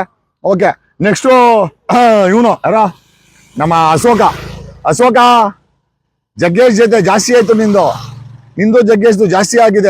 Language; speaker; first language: Kannada; native; Kannada